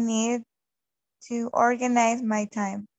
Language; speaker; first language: English; non-native, learner; Spanish